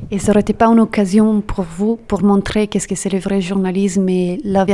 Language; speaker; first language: French; native; French